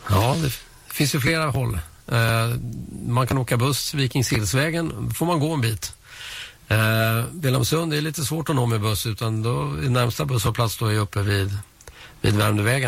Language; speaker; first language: Swedish; native; Swedish